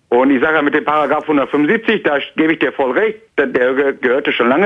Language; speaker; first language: German; native; German